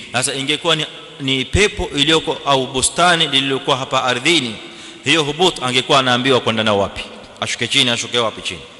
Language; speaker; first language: Swahili; native; Swahili